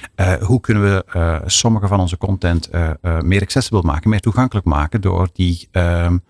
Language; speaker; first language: Dutch; native; Dutch